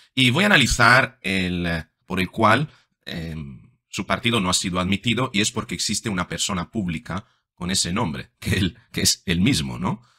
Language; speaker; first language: Spanish; non-native, fluent; Italian